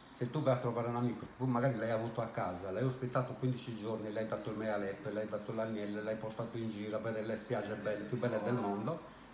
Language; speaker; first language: Italian; native; Italian